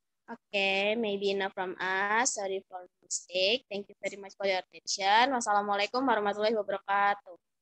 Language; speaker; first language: English; non-native, learner; Indonesian